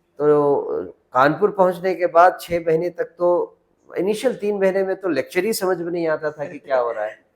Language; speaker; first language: Hindi; native; Hindi